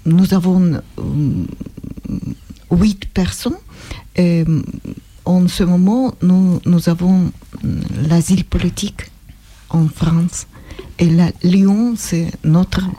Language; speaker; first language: French; non-native, learner; Russian